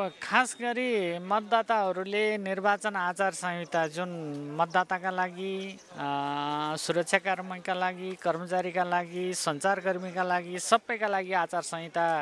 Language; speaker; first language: Nepali; native; Nepali